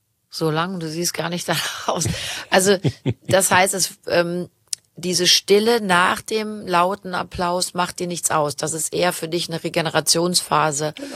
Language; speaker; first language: German; native; German